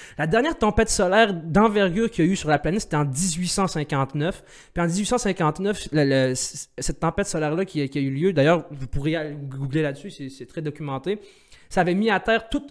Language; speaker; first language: French; non-native, local second language; Arabic